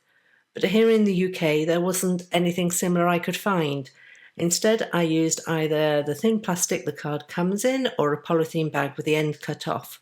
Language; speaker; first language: English; native; English